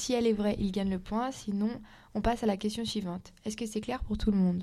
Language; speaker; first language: French; native; French